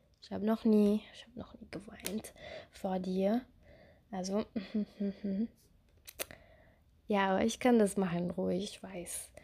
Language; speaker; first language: German; non-native, fluent; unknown